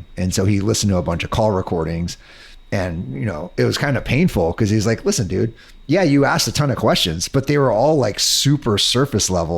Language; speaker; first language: English; native; English